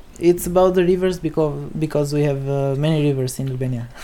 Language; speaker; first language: English; non-native, learner; Albanian